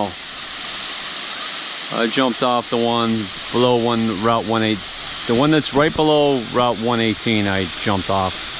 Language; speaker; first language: English; native; English